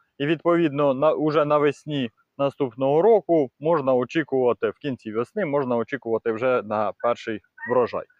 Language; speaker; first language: Ukrainian; non-native, local second language; Russian